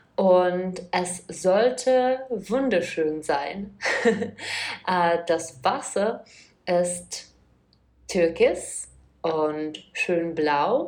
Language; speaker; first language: German; non-native, fluent; Czech